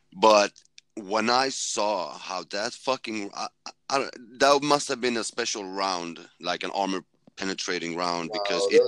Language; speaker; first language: English; early bilingual, heritage; Swedish